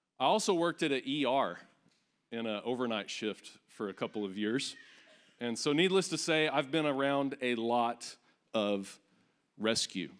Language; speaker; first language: English; native; English